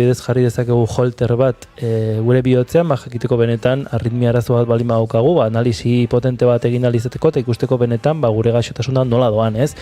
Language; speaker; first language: Basque; native; Basque